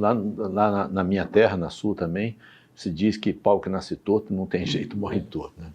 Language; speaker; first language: Portuguese; native; Portuguese